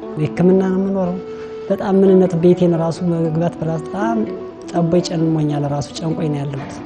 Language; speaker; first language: Amharic; native; Amharic